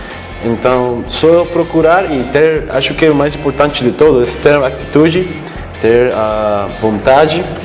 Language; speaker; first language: Portuguese; non-native, fluent; Spanish